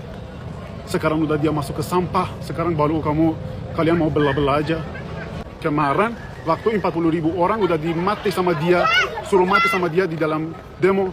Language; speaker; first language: Indonesian; non-native, learner; Persian